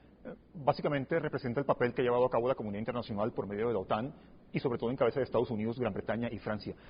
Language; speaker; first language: Spanish; native; Spanish